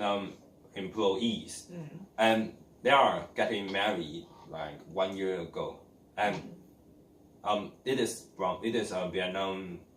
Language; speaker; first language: English; non-native, learner; Chinese